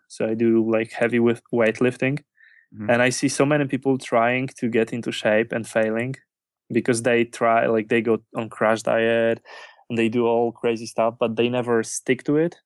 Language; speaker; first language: English; non-native, fluent; Polish